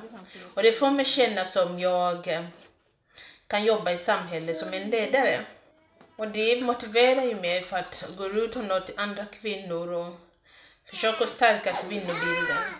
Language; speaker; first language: Swedish; non-native, fluent; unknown